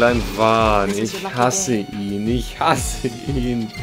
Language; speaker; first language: German; native; German